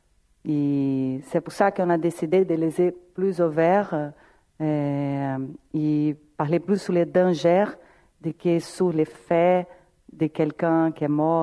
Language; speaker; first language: French; non-native, fluent; Portuguese